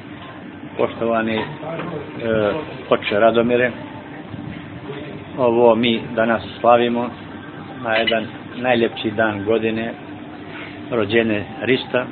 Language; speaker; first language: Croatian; early bilingual, heritage; Serbian